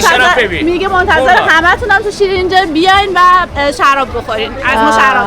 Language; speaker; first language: Persian; native; Persian